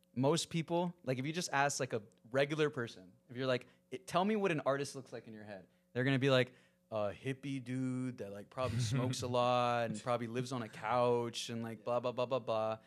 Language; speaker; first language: English; early bilingual, other home language; Spanish